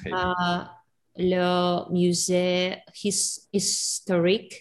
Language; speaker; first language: French; non-native, learner; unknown